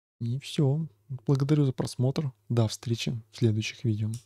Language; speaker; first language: Russian; native; Russian